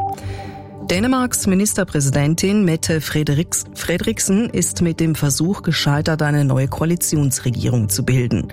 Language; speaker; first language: German; native; German